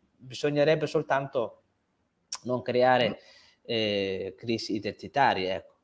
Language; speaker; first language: Italian; non-native, fluent; Somali